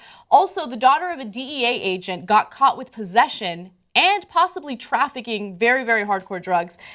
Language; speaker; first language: English; native; English